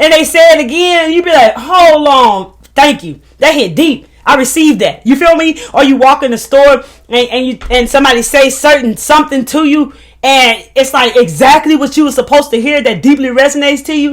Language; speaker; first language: English; native; English